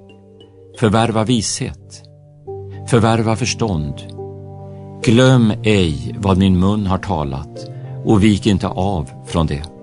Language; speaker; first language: Swedish; native; Swedish